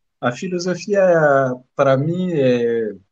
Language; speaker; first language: Portuguese; non-native, learner; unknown